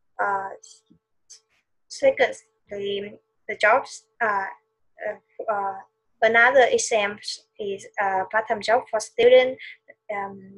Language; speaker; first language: English; non-native, learner; Vietnamese